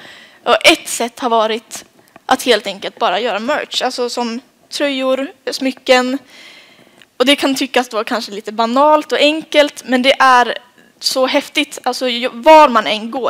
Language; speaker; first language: Swedish; native; Swedish